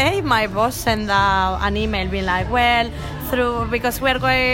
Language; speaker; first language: English; non-native, fluent; Spanish